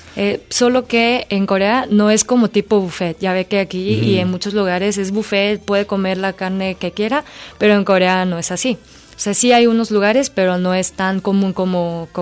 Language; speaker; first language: Spanish; non-native, fluent; Korean